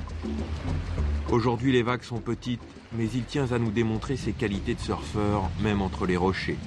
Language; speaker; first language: French; native; French